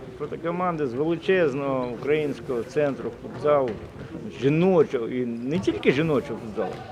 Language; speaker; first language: Ukrainian; non-native, local second language; Russian